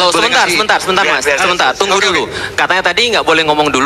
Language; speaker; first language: Indonesian; native; Indonesian